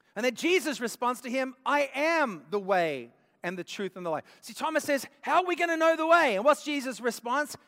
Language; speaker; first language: English; native; English